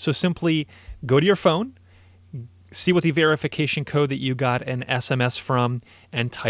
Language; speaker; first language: English; native; English